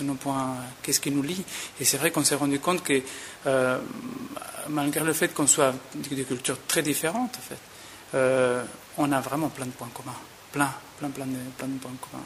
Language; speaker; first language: French; non-native, fluent; Spanish